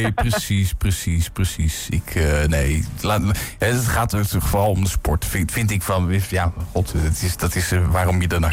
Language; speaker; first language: Dutch; native; Dutch